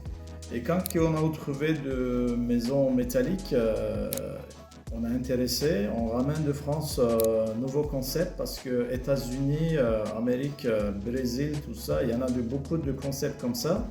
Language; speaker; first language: French; non-native, learner; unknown